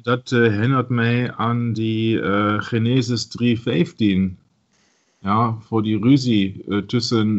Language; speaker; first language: Dutch; non-native, learner; German